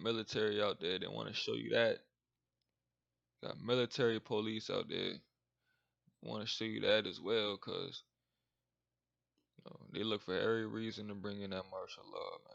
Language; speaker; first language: English; native; English